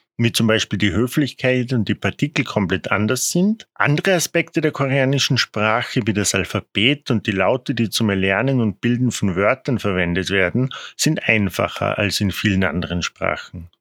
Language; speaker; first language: German; native; German